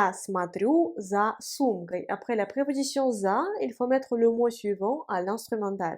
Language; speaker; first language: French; non-native, fluent; Russian